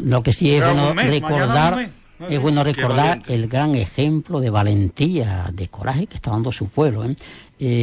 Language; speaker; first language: Spanish; native; Spanish